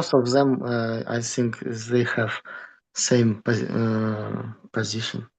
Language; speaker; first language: English; non-native, learner; Russian